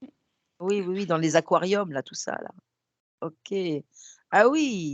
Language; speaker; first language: French; native; French